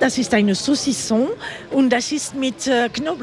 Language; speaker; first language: German; non-native, learner; French